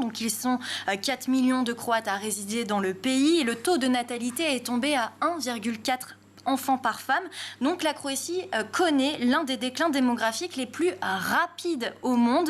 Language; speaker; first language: French; native; French